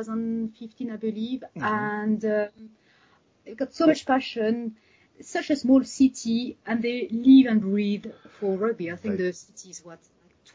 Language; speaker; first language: English; non-native, fluent; French